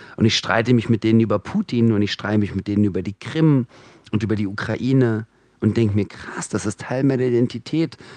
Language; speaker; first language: German; early bilingual, other home language; Russian